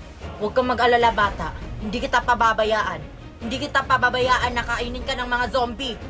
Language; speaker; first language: Filipino; native; Filipino